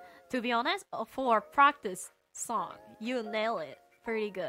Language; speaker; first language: English; non-native, fluent; Japanese